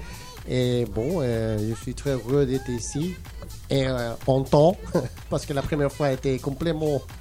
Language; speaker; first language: French; non-native, learner; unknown